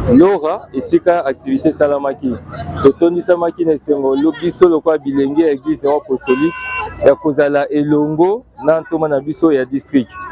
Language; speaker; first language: Lingala; non-native, local second language; Kongo